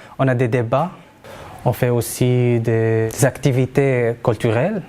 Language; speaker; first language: French; non-native, fluent; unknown